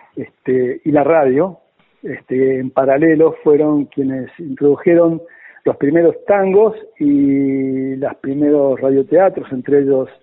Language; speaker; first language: Spanish; native; Spanish